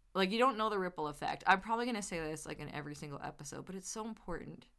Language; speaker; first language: English; native; English